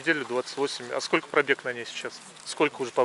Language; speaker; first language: Russian; native; Russian